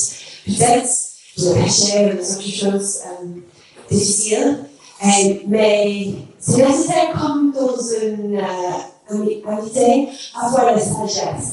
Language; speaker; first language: French; non-native, learner; English